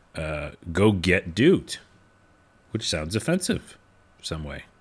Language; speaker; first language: English; native; English